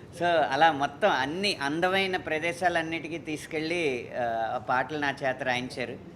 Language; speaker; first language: Telugu; native; Telugu